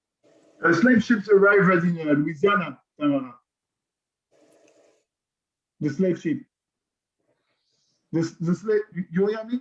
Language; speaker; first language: English; non-native, learner; French